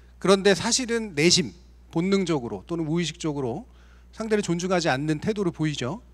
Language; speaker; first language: Korean; native; Korean